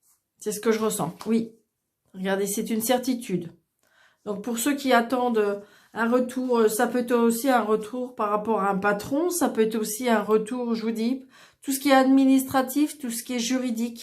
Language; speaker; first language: French; native; French